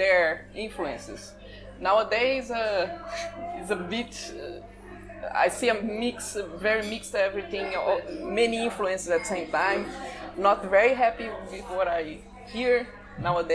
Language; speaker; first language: English; non-native, fluent; Portuguese